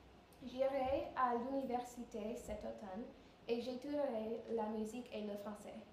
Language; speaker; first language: French; non-native, learner; English